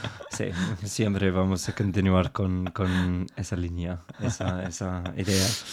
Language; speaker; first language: Spanish; non-native, fluent; English